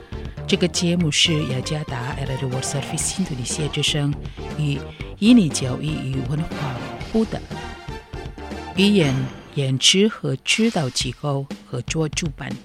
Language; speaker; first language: Chinese; non-native, fluent; Indonesian